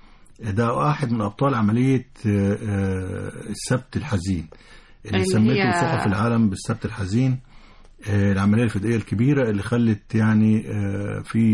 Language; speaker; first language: Arabic; native; Arabic